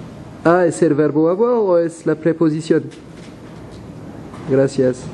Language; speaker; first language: Spanish; non-native, fluent; French